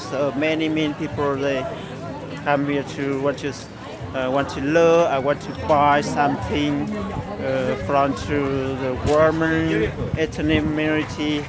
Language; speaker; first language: English; non-native, learner; Hmong